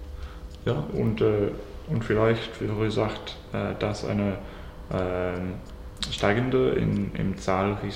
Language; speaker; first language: German; non-native, learner; English